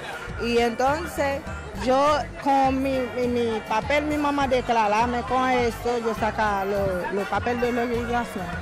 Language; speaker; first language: Spanish; non-native, local second language; Haitian Creole